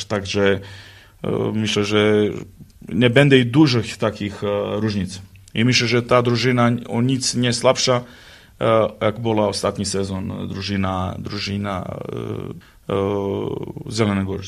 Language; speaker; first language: Polish; non-native, learner; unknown